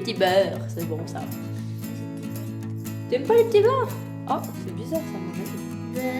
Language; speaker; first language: French; native; French